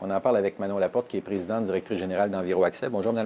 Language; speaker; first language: French; native; French